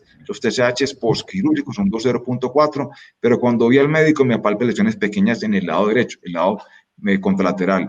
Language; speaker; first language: Spanish; native; Spanish